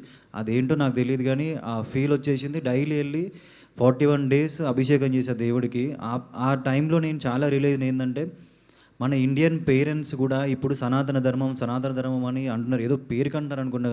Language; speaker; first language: Telugu; native; Telugu